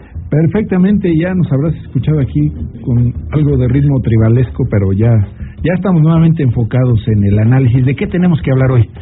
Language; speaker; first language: Spanish; native; Spanish